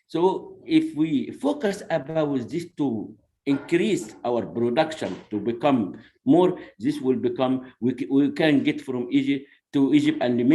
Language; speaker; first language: English; non-native, learner; Arabic